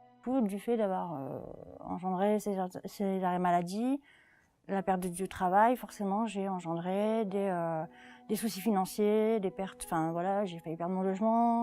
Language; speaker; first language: French; native; French